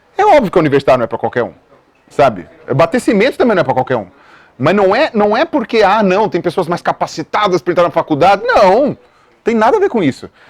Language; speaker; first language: Portuguese; native; Portuguese